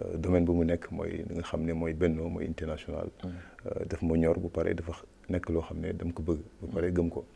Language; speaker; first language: Wolof; non-native, local second language; Fula